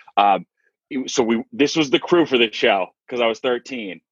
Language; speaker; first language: English; native; English